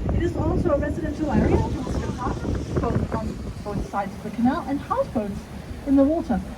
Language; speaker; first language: English; non-native, fluent; Danish